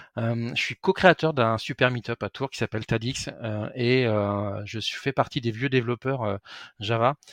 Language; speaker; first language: French; native; French